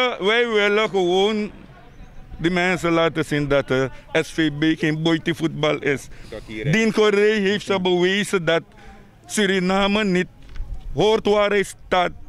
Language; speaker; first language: Dutch; native; Dutch